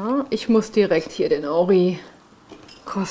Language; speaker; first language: German; native; German